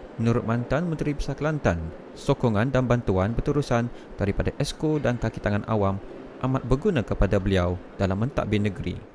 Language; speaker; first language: Malay; native; Malay